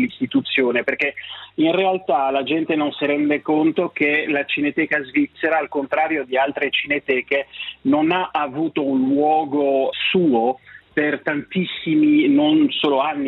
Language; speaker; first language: Italian; non-native, local second language; French